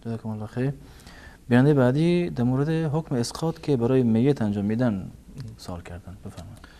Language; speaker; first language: Persian; native; Persian